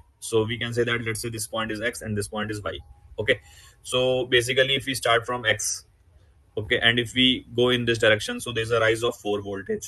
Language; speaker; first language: English; non-native, local second language; Hindi